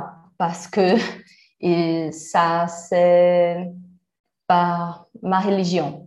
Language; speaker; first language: French; non-native, learner; Portuguese